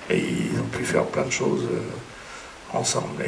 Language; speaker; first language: French; native; French